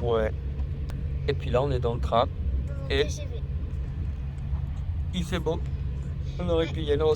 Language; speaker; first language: French; native; French